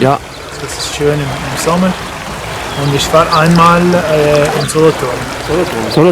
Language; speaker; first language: German; non-native, learner; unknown